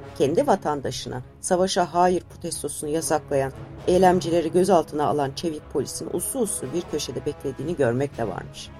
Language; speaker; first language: Turkish; native; Turkish